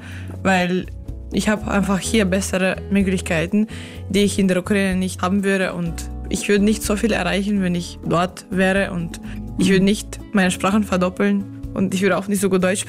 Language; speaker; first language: German; non-native, fluent; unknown